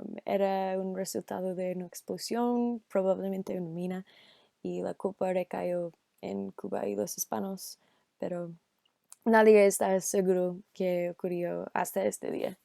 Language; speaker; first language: Spanish; non-native, learner; English